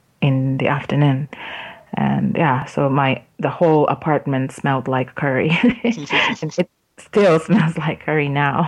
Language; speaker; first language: English; non-native, fluent; Japanese